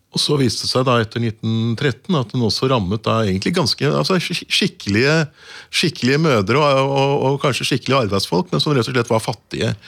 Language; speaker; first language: Norwegian; native; Norwegian